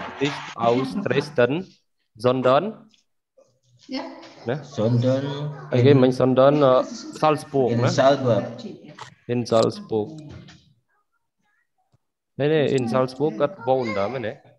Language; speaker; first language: German; non-native, fluent; Khmer